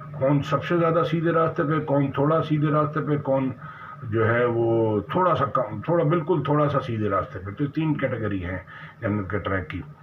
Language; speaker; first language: Urdu; native; Urdu